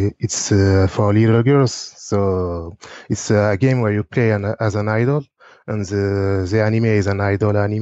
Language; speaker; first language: English; non-native, fluent; French